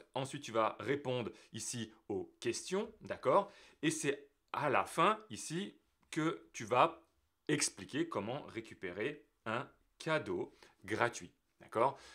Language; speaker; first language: French; native; French